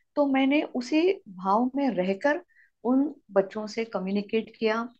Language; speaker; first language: Hindi; non-native, local second language; Marathi